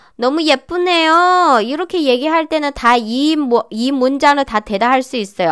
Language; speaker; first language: Korean; non-native, learner; Chinese